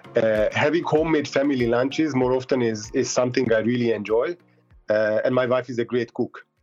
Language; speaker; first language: English; non-native, fluent; Hungarian